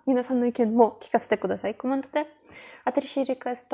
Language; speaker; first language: Japanese; non-native, learner; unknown